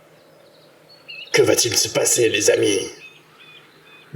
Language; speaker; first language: French; native; French